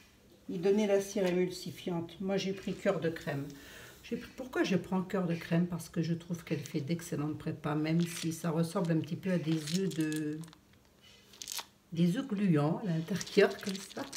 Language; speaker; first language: French; native; French